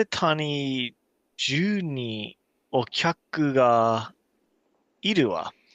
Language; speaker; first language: Japanese; non-native, learner; English